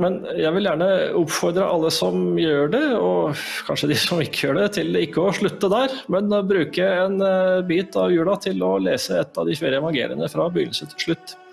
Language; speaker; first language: Norwegian; native; Norwegian